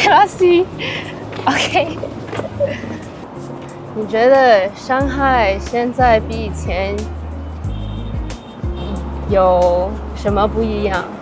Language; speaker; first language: Chinese; non-native, learner; English